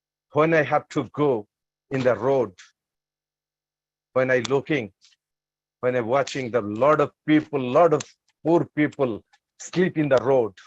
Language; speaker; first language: English; non-native, learner; Bangla